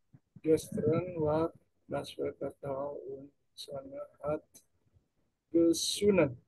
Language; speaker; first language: German; non-native, learner; Indonesian